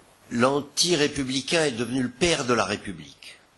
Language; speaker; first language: French; native; French